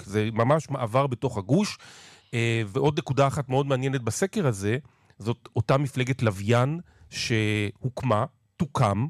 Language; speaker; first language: Hebrew; native; Hebrew